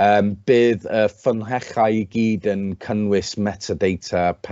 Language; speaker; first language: Welsh; non-native, local second language; English